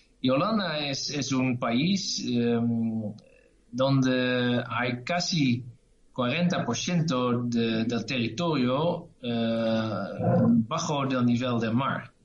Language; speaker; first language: Spanish; non-native, learner; Dutch